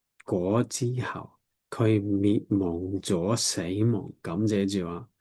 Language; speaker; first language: Cantonese; non-native, learner; English